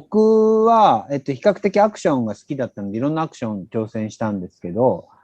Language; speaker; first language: Japanese; native; Japanese